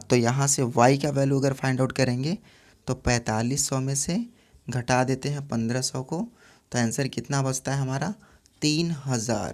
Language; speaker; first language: Hindi; native; Hindi